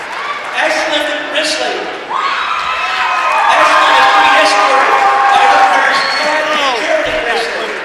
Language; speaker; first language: English; native; English